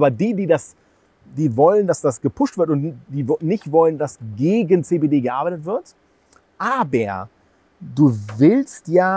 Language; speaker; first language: German; native; German